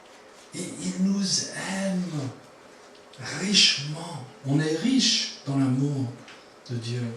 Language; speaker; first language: French; non-native, fluent; English